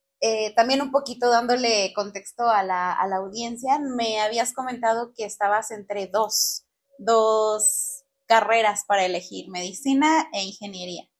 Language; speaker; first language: Spanish; native; Spanish